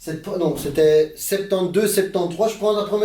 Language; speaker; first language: French; native; French